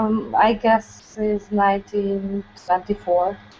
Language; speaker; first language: English; non-native, learner; Hungarian